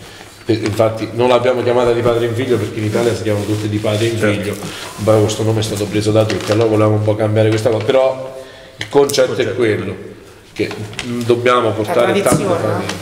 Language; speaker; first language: Italian; native; Italian